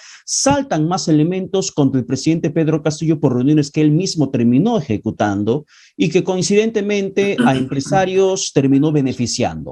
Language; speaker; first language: Spanish; native; Spanish